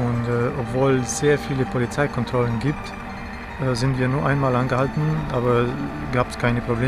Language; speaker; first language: German; non-native, fluent; Romanian